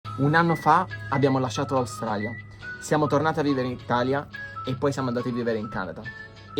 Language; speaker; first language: Italian; native; Italian